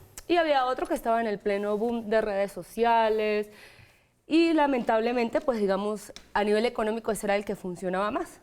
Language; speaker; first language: Spanish; native; Spanish